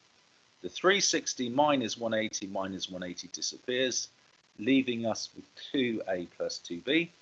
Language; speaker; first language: English; native; English